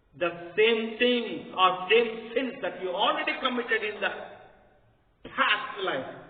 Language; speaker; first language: English; non-native, local second language; Telugu